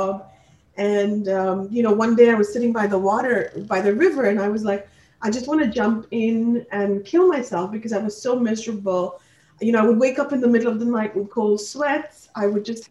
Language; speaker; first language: English; non-native, local second language; Punjabi